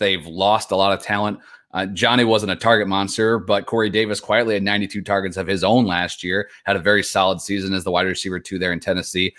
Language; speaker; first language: English; native; English